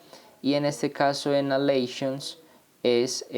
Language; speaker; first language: Spanish; native; Spanish